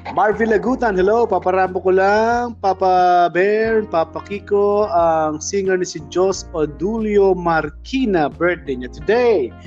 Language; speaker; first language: Filipino; non-native, local second language; Bikol